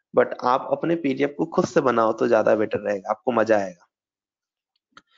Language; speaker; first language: Hindi; native; Hindi